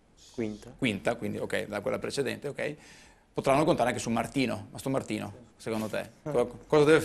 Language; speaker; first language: Italian; native; Italian